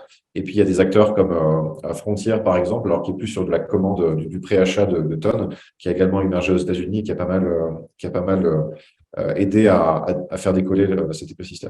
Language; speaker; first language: French; native; French